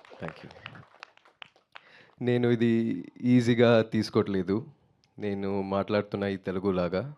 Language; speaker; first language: Telugu; non-native, learner; Tamil